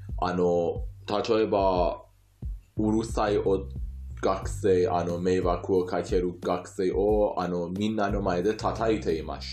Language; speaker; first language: Japanese; non-native, fluent; Persian